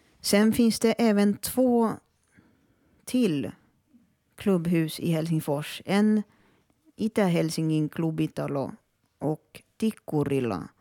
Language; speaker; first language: Swedish; early bilingual, other home language; Finnish